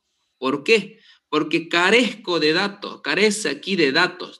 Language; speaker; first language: Spanish; native; Spanish